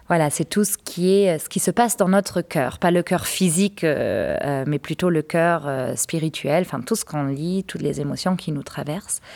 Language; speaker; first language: French; non-native, fluent; German